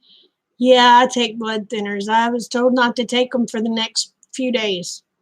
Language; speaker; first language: English; native; English